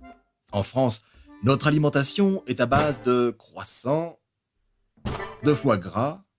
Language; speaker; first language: French; non-native, learner; Spanish